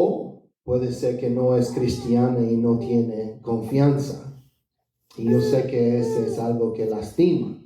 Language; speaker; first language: Spanish; non-native, fluent; English